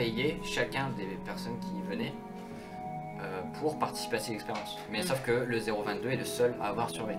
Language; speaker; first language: French; native; French